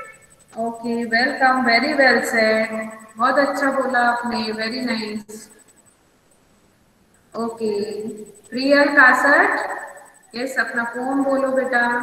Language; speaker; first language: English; non-native, local second language; Hindi